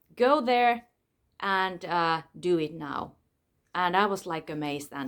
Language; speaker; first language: English; non-native, fluent; Finnish